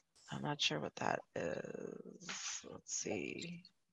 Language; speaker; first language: English; native; English